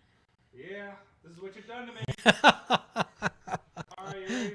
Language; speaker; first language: English; native; English